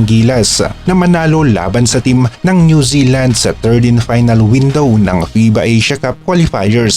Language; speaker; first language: Filipino; native; Filipino